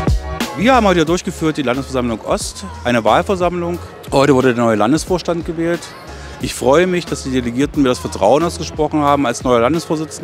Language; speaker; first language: German; native; German